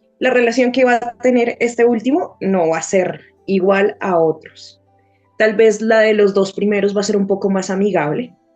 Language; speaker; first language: Spanish; native; Spanish